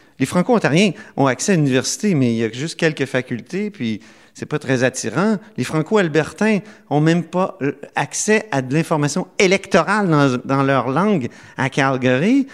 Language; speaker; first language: French; native; French